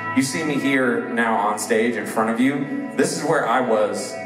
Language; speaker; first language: English; native; English